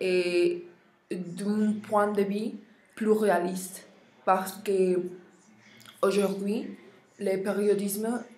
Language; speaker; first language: French; non-native, learner; Spanish